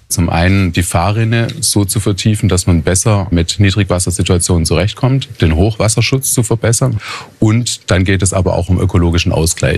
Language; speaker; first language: German; native; German